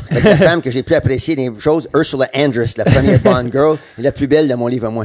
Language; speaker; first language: French; non-native, local second language; English